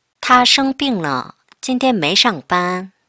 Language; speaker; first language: Chinese; non-native, fluent; Korean